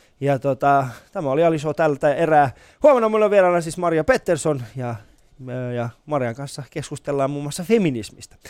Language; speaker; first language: Finnish; early bilingual, other home language; Persian